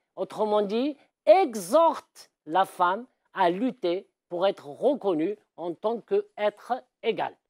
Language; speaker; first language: French; non-native, local second language; Arabic